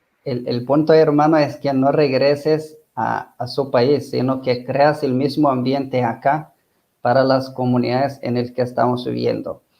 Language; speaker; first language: Spanish; non-native, fluent; Arabic